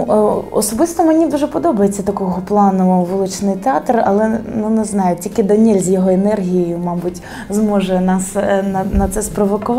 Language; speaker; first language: Ukrainian; native; Ukrainian